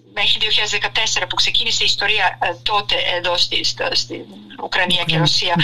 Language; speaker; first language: Greek; non-native, fluent; Serbian